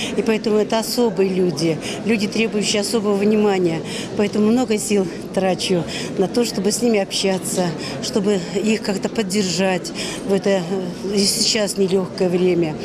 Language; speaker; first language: Russian; native; Russian